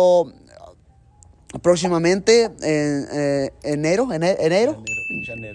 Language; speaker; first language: Portuguese; non-native, learner; Spanish